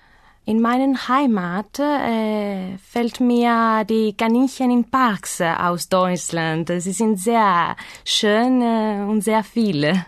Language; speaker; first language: German; non-native, learner; Greek